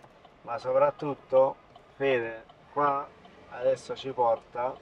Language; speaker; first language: Italian; native; Italian